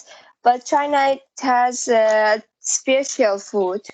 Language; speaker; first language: English; non-native, learner; Central Kurdish